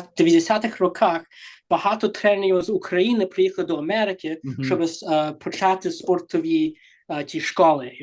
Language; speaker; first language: Ukrainian; early bilingual, heritage; English